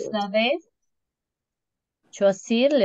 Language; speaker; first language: French; non-native, learner; Spanish